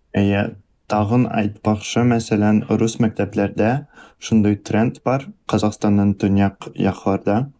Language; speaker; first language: Tatar; early bilingual, heritage; Russian